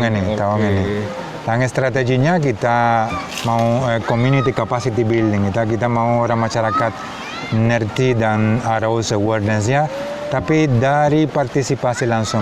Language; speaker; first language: Indonesian; non-native, fluent; Spanish